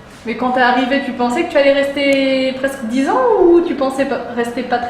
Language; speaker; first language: French; native; French